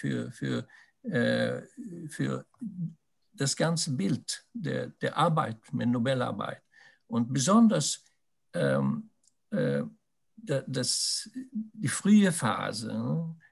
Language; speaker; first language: German; non-native, fluent; Swedish